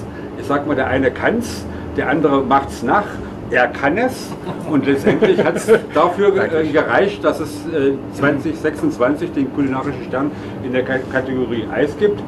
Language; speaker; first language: German; native; German